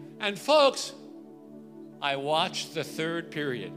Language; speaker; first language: English; native; English